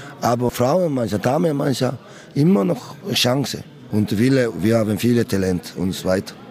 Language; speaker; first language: German; non-native, learner; Korean